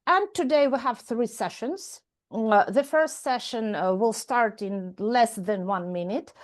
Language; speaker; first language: English; non-native, fluent; Ukrainian